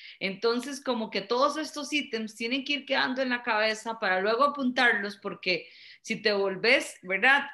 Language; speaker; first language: Spanish; native; Spanish